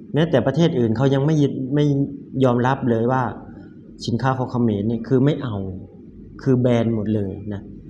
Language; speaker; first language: Thai; native; Thai